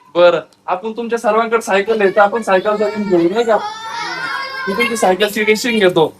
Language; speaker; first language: Marathi; non-native, local second language; Lambadi